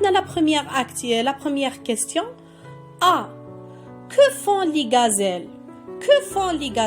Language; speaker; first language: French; non-native, local second language; Arabic